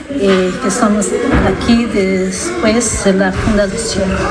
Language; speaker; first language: Spanish; non-native, learner; Italian